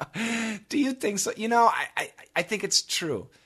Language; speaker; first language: English; native; English